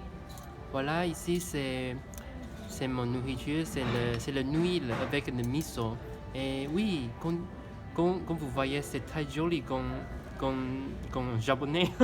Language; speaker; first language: French; non-native, learner; Chinese